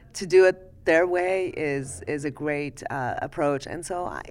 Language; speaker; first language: English; early bilingual, other home language; Persian